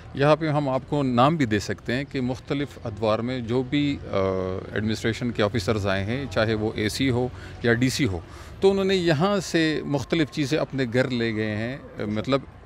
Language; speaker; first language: Urdu; non-native, local second language; Pashto